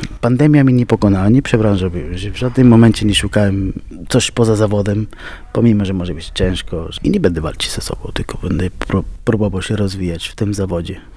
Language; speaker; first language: Polish; non-native, fluent; Spanish